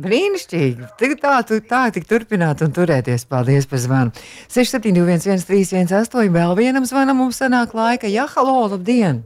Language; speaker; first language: Latvian; native; Latvian